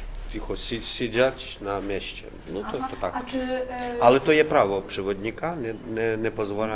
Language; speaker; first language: Polish; non-native, learner; Ukrainian